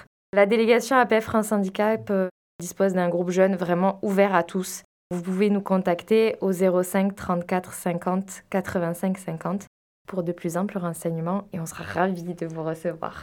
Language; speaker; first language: French; native; French